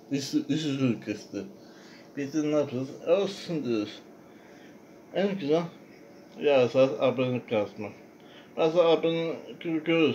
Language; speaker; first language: Turkish; non-native, learner; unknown